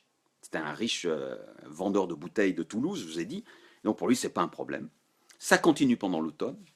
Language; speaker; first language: French; native; French